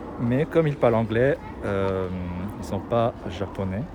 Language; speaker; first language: French; non-native, learner; Japanese